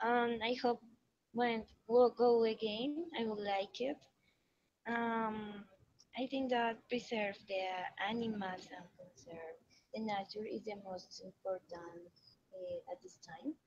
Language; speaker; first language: English; non-native, learner; Spanish